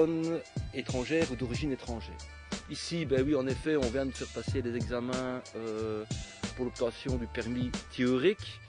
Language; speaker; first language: French; native; French